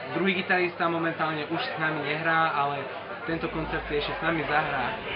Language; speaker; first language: Slovak; native; Slovak